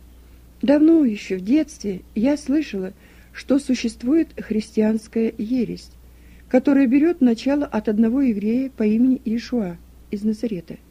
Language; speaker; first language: Russian; native; Russian